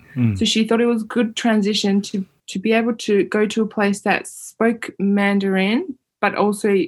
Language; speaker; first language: English; early bilingual, other home language; Uyghur